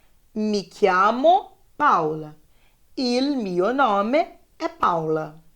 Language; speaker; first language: Italian; non-native, fluent; Portuguese